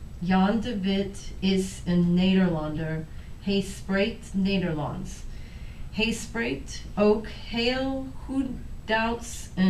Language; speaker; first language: Dutch; non-native, learner; English